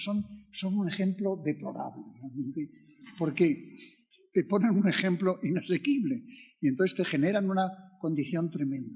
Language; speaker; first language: Spanish; native; Spanish